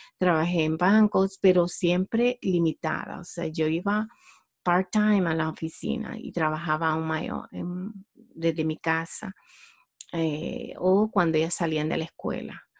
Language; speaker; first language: Spanish; native; Spanish